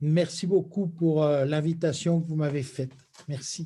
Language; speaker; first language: French; native; French